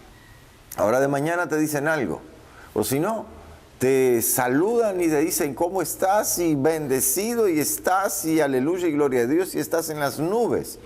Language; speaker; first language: Spanish; native; Spanish